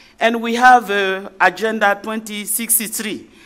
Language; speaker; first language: English; non-native, learner; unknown